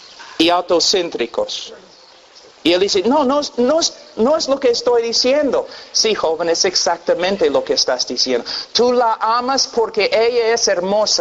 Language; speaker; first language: Spanish; non-native, fluent; English